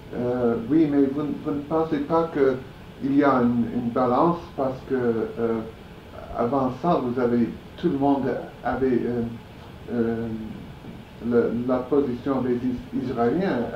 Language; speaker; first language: French; non-native, fluent; English